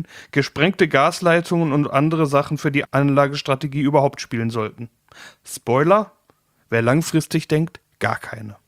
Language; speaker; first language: German; native; German